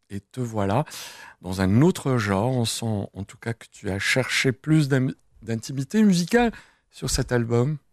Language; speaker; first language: French; native; French